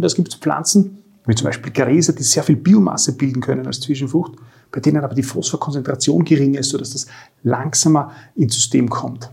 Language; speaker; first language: German; native; German